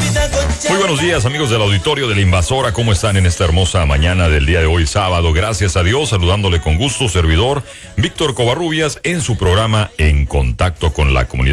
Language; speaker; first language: Spanish; native; Spanish